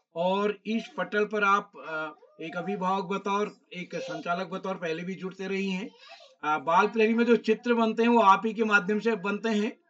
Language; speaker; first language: Hindi; native; Hindi